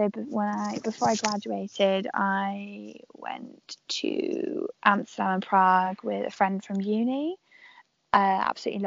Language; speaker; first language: English; native; English